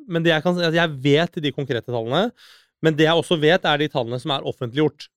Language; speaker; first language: Norwegian; early bilingual, other home language; Persian